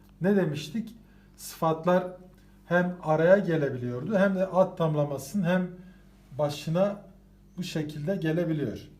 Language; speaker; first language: Turkish; native; Turkish